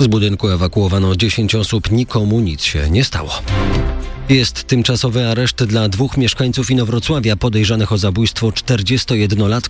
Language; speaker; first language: Polish; native; Polish